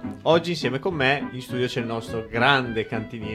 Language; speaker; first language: Italian; native; Italian